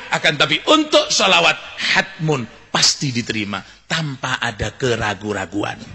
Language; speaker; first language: Indonesian; non-native, local second language; Javanese